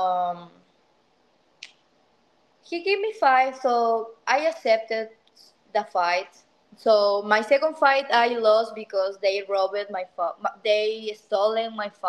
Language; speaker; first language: English; non-native, learner; Spanish